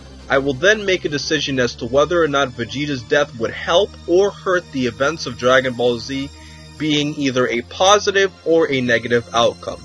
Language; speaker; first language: English; native; English